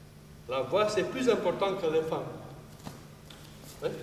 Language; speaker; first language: French; non-native, fluent; Romanian